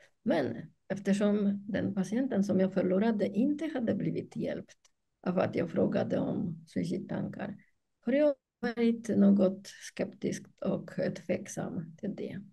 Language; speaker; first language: Swedish; non-native, fluent; Polish